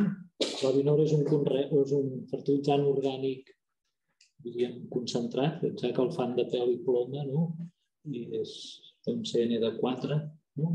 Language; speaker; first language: Catalan; native; Catalan